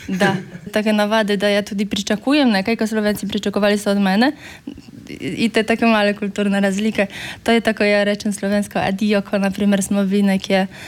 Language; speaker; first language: Slovenian; non-native, fluent; Polish